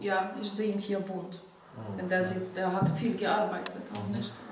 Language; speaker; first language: German; non-native, fluent; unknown